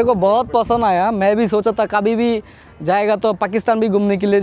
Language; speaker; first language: Hindi; non-native, learner; Bangla